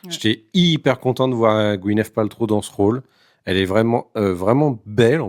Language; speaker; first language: French; native; French